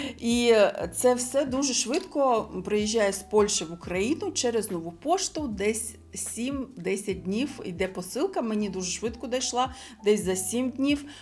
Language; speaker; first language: Ukrainian; non-native, local second language; Russian